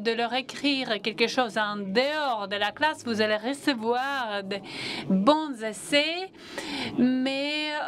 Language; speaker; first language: French; non-native, fluent; Latvian